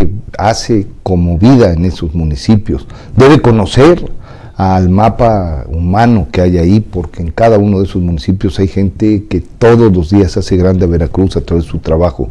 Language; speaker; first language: Spanish; native; Spanish